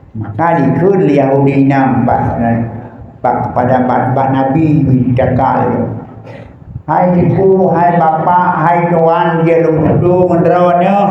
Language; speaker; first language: Malay; non-native, local second language; Achinese